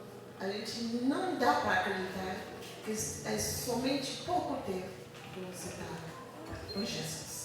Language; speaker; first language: Portuguese; non-native, learner; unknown